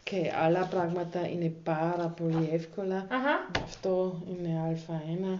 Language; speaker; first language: Greek; non-native, learner; German